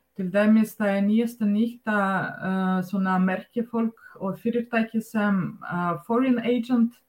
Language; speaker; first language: Icelandic; non-native, fluent; Russian